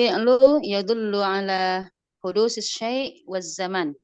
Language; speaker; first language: Arabic; non-native, learner; Indonesian